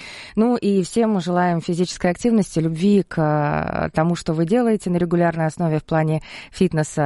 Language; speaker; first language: Russian; native; Russian